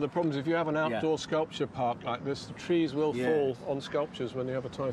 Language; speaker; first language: English; native; English